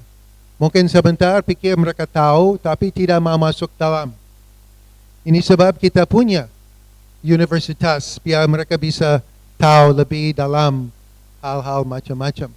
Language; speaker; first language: Indonesian; non-native, fluent; English